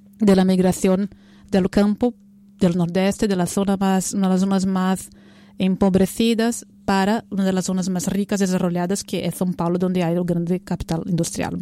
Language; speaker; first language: Spanish; non-native, fluent; Portuguese